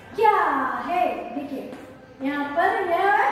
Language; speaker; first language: Hindi; non-native, local second language; Kannada